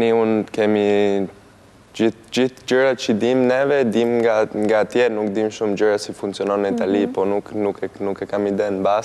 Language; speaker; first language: Albanian; early bilingual, heritage; Albanian